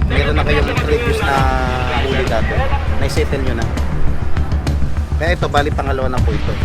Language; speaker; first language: Filipino; native; Filipino